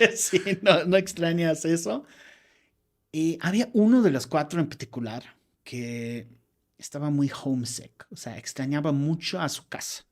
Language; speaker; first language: Spanish; non-native, fluent; English